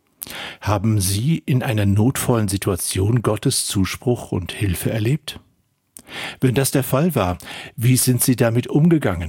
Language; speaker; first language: German; native; German